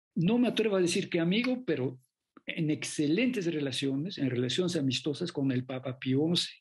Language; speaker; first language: Spanish; non-native, fluent; French